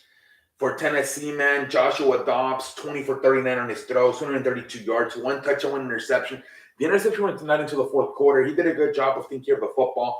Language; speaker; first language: English; native; English